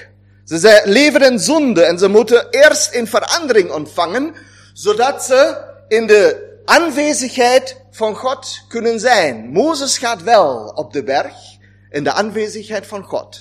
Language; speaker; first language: Dutch; non-native, fluent; German